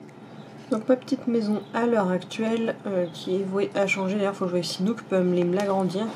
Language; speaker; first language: French; native; French